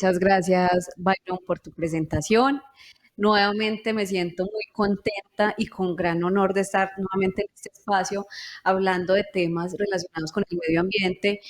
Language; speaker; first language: Spanish; native; Spanish